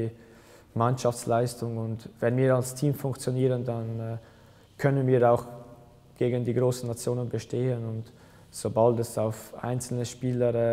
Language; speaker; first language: German; early bilingual, other home language; Albanian